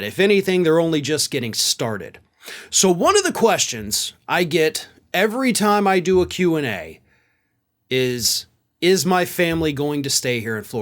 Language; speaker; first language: English; native; English